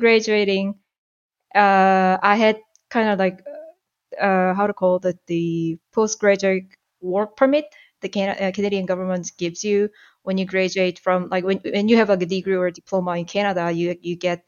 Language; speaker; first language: English; non-native, fluent; Korean